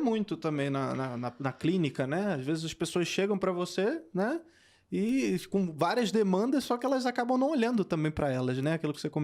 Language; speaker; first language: Portuguese; native; Portuguese